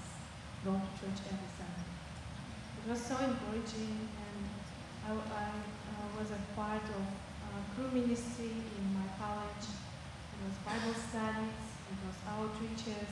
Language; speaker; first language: English; non-native, learner; Russian